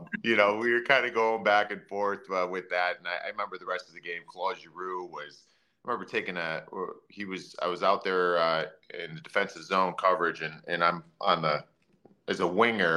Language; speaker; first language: English; native; English